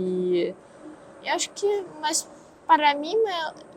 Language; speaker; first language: Portuguese; non-native, learner; Russian